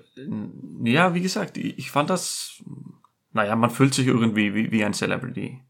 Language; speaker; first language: German; non-native, fluent; Icelandic